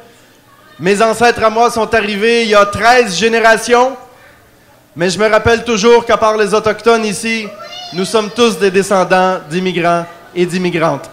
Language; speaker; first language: French; native; French